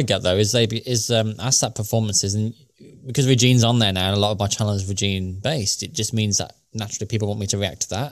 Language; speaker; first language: English; native; English